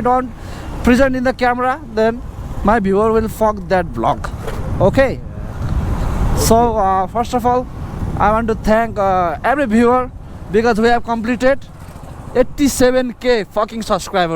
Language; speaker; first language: English; non-native, learner; Nepali